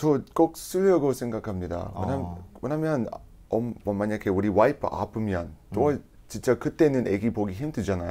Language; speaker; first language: Korean; non-native, learner; English